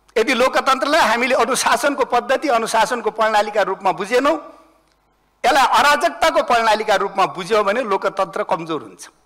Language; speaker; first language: Nepali; native; Nepali